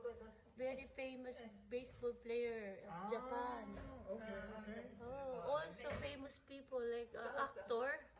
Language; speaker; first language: English; non-native, learner; Japanese